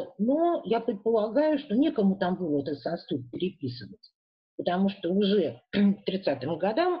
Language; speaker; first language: Russian; native; Russian